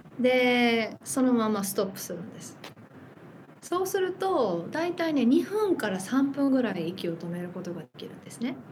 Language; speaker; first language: Japanese; early bilingual, heritage; Japanese